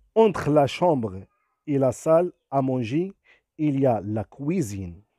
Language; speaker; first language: French; non-native, local second language; Arabic